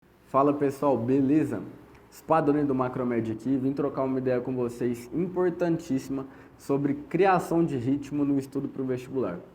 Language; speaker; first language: Portuguese; native; Portuguese